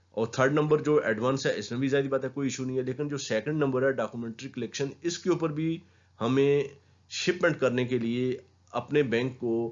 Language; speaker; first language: Urdu; non-native, local second language; Punjabi